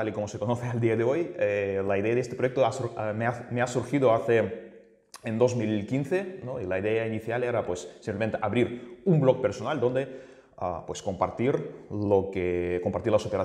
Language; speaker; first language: Spanish; native; Spanish